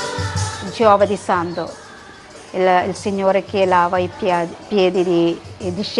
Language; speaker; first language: Italian; non-native, learner; Malayalam